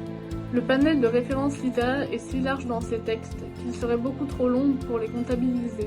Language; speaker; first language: French; native; French